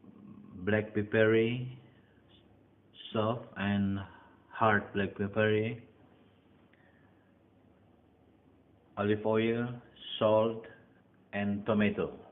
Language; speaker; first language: English; non-native, learner; Indonesian